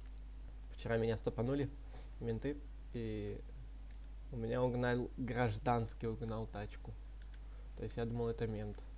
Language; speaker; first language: Russian; native; Russian